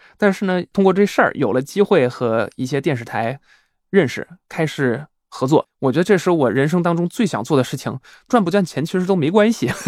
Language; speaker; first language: Chinese; non-native, fluent; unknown